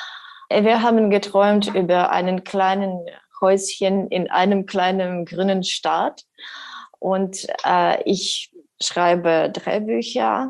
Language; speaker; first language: German; non-native, learner; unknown